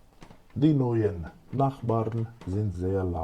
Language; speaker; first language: German; non-native, fluent; Macedonian